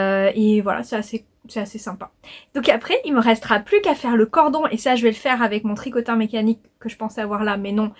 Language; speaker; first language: French; native; French